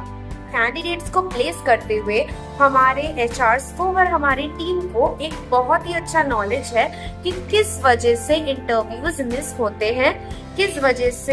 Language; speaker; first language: Hindi; non-native, local second language; Bangla